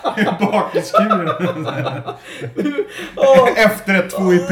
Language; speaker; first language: Swedish; native; Swedish